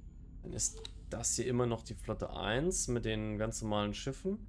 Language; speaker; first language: German; native; German